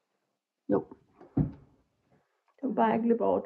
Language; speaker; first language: Danish; native; Danish